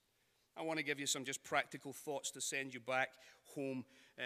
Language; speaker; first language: English; native; English